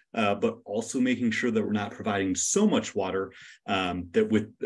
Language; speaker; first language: English; native; English